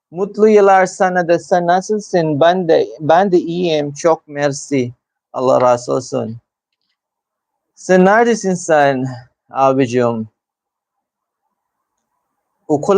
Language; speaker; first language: Turkish; non-native, learner; Filipino